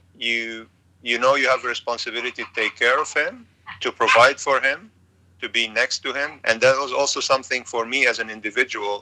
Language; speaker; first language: English; non-native, fluent; Arabic